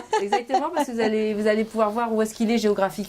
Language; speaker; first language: French; native; French